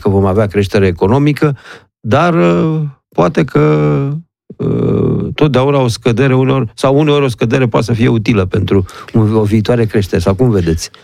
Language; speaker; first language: Romanian; native; Romanian